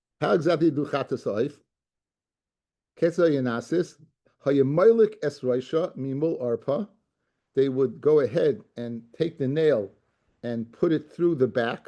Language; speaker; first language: English; native; English